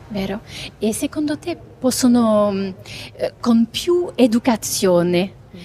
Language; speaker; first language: Italian; non-native, fluent; French